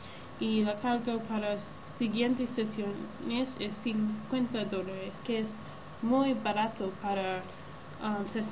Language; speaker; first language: Spanish; non-native, learner; English